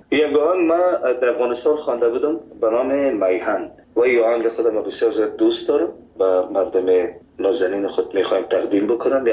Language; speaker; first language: Persian; early bilingual, heritage; Persian